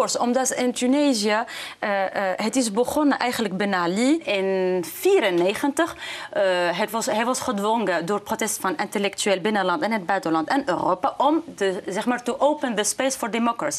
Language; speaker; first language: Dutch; non-native, fluent; Arabic